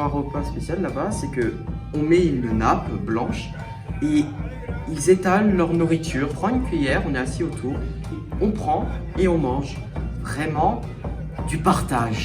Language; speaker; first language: French; native; French